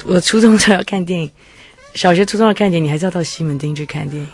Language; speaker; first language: Chinese; native; Chinese